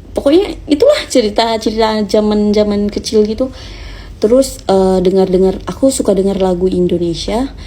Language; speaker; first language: Indonesian; non-native, fluent; Khmer